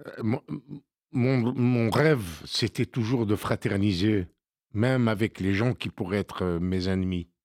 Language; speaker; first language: French; native; French